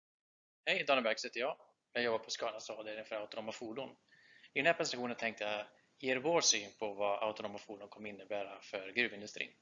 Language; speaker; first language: Swedish; native; Swedish